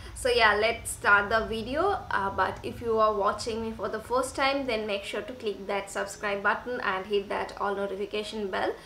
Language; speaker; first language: English; non-native, local second language; Bangla